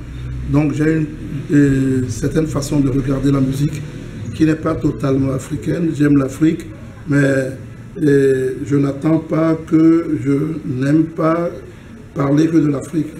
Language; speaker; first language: French; non-native, local second language; Ewe